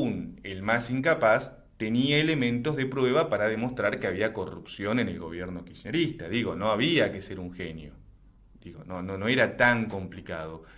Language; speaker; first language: Spanish; native; Spanish